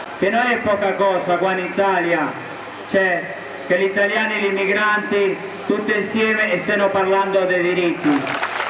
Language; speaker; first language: Italian; non-native, fluent; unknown